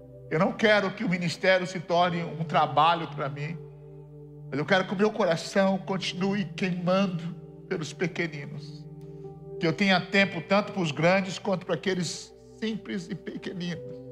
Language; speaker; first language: Portuguese; native; Portuguese